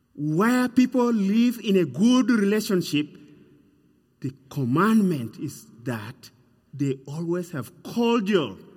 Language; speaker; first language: English; non-native, fluent; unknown